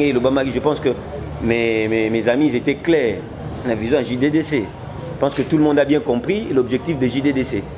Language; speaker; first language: French; non-native, local second language; Lingala